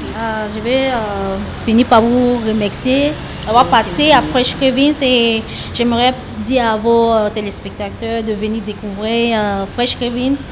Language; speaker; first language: French; non-native, local second language; English